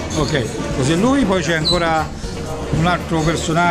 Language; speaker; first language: Italian; native; Italian